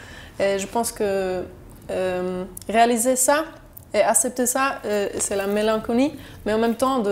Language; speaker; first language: French; non-native, local second language; German